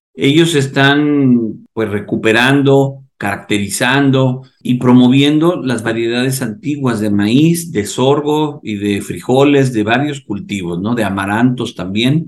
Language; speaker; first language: Spanish; native; Spanish